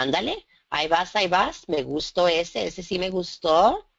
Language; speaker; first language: Spanish; native; Spanish